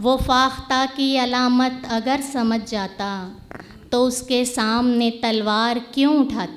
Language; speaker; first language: Hindi; native; Hindi